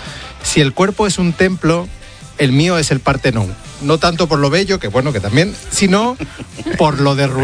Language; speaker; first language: Spanish; native; Spanish